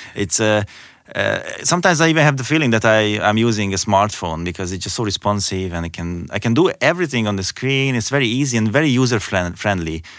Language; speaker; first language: English; non-native, fluent; Hungarian